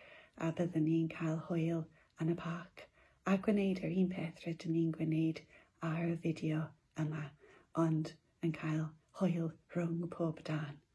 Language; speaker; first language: Welsh; non-native, local second language; English